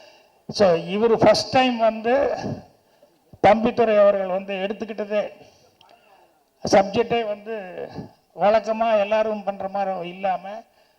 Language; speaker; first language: Tamil; native; Tamil